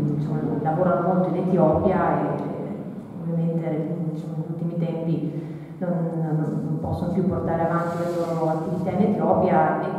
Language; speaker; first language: Italian; native; Italian